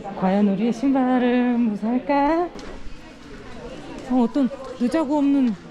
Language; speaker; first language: Korean; native; Korean